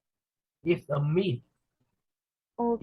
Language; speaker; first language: English; non-native, learner; Vietnamese